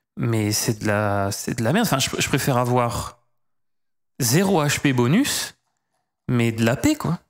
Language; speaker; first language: French; native; French